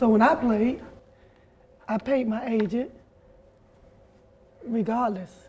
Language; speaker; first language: English; native; English